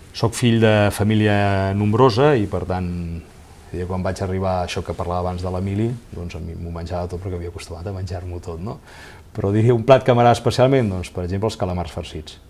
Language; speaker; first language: Catalan; native; Catalan